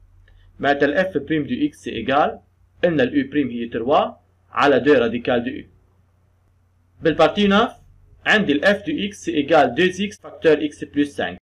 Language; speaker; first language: French; non-native, local second language; Arabic